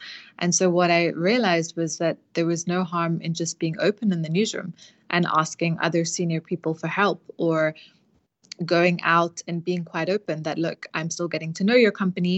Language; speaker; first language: English; native; English